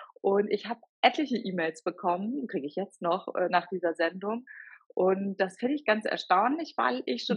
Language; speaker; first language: German; native; German